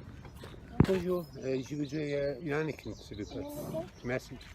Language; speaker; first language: French; non-native, learner; English